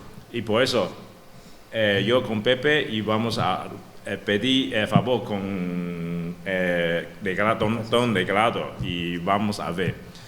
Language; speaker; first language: Spanish; non-native, learner; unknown